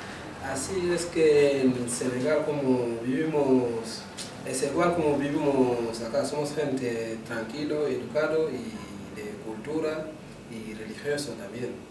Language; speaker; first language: Spanish; non-native, local second language; Wolof